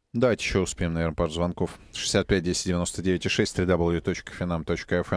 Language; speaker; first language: Russian; native; Russian